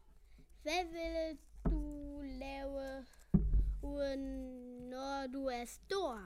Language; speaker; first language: Danish; non-native, learner; German